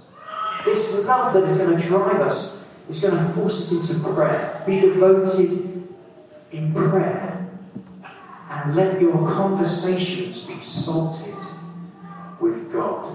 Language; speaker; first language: English; native; English